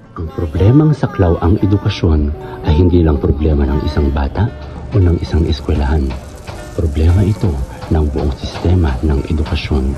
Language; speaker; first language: Filipino; native; Filipino